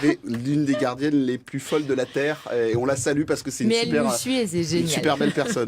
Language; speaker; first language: French; native; French